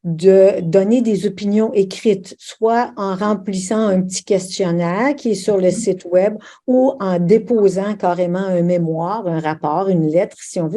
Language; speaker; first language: French; native; French